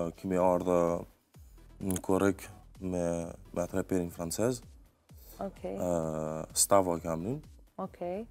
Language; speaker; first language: Albanian; early bilingual, heritage; Albanian